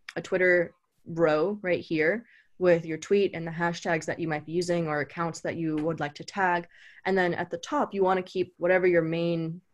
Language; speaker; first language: English; native; English